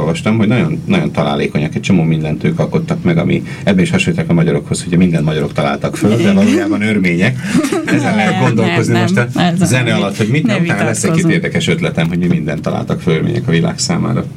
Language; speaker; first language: Hungarian; native; Hungarian